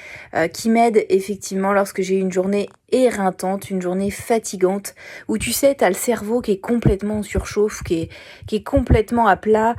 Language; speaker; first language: French; native; French